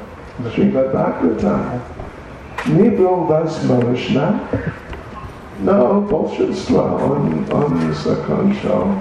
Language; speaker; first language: Russian; non-native, learner; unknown